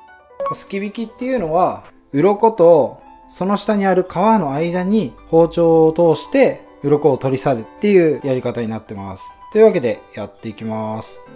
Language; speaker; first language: Japanese; native; Japanese